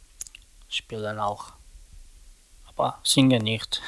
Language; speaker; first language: German; non-native, learner; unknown